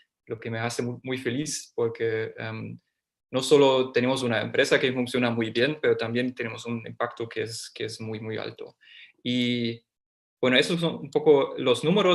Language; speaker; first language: Spanish; non-native, fluent; German